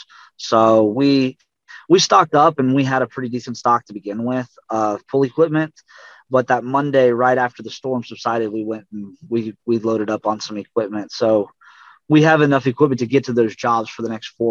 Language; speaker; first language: English; native; English